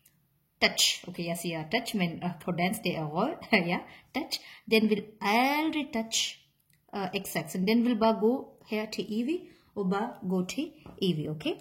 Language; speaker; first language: Danish; non-native, learner; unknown